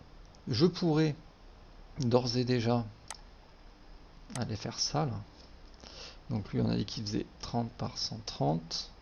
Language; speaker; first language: French; native; French